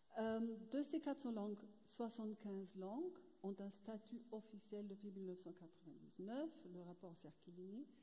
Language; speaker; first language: French; non-native, fluent; German